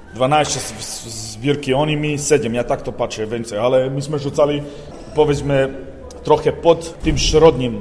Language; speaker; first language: Polish; non-native, learner; Serbian